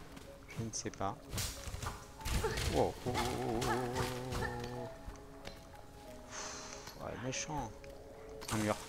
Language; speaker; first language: French; native; French